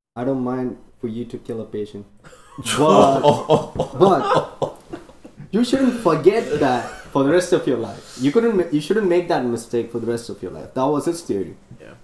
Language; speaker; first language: English; non-native, local second language; Tamil